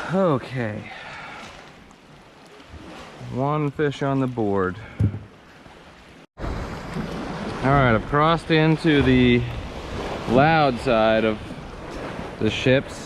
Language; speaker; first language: English; native; English